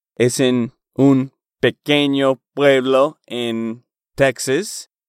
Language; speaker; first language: Spanish; non-native, learner; English